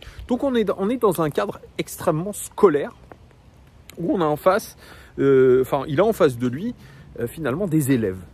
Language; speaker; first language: French; native; French